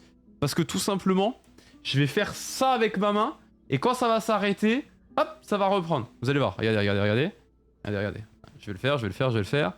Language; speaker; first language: French; native; French